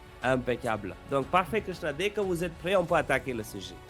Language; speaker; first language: French; non-native, fluent; English